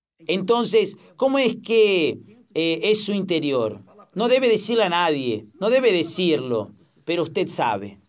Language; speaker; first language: Spanish; non-native, fluent; Portuguese